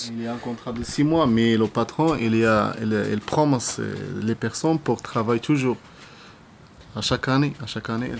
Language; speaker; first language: French; non-native, learner; Arabic